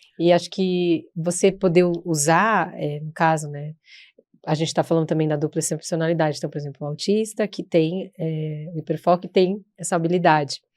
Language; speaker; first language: Portuguese; native; Portuguese